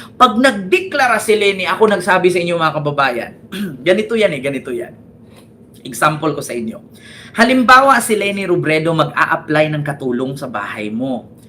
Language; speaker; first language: Filipino; native; Filipino